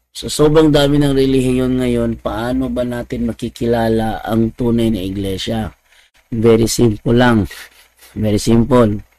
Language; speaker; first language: Filipino; non-native, local second language; Cebuano